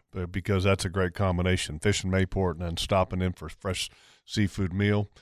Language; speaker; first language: English; native; English